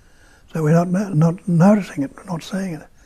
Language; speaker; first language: English; native; English